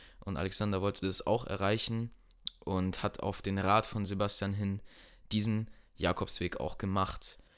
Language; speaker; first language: German; native; German